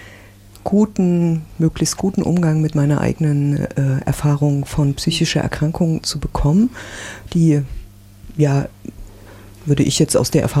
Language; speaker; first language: German; native; German